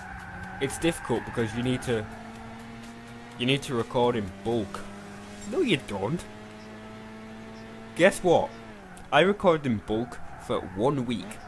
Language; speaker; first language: English; native; English